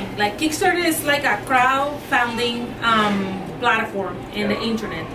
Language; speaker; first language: English; non-native, fluent; Spanish